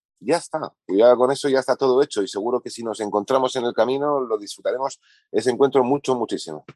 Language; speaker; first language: Spanish; native; Spanish